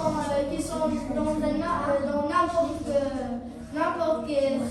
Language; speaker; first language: French; non-native, learner; Arabic